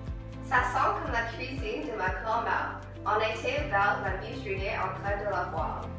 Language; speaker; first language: French; non-native, learner; English